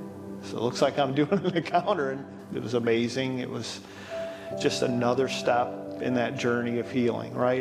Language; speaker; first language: English; native; English